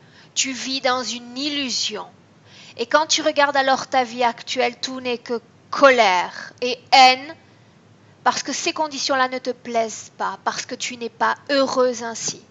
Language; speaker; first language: French; native; French